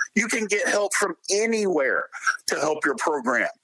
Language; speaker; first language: English; native; English